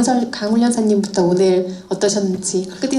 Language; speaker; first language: Korean; native; Korean